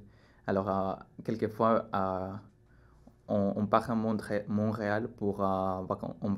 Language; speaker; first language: French; non-native, learner; Spanish